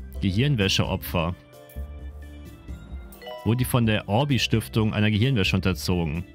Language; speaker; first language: German; native; German